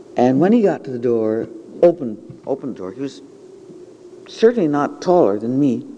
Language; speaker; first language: English; native; English